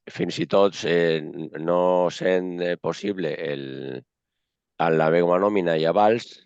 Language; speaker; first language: Catalan; non-native, local second language; Spanish